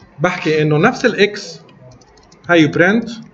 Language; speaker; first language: Arabic; native; Arabic